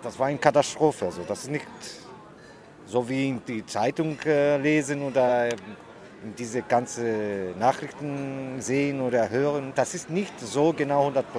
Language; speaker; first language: German; non-native, learner; Greek